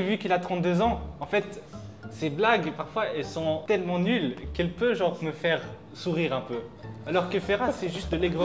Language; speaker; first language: French; native; French